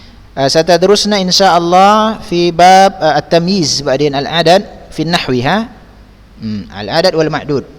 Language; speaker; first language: Arabic; non-native, fluent; Indonesian